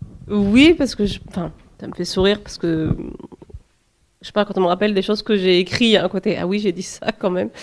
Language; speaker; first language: French; native; French